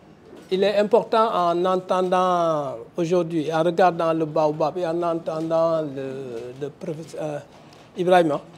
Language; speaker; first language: French; non-native, local second language; Wolof